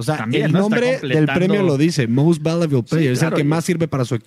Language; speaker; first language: Spanish; native; Spanish